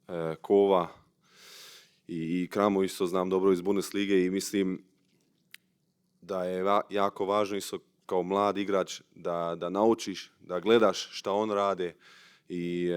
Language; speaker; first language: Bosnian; early bilingual, heritage; Bosnian